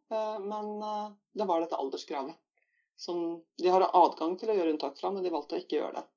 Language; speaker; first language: Norwegian; native; Norwegian